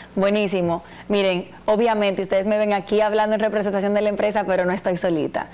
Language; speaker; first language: Spanish; native; Spanish